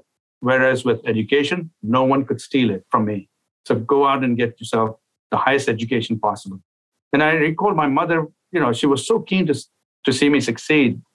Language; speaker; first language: English; non-native, local second language; Urdu